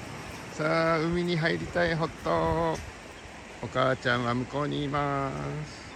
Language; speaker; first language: Japanese; native; Japanese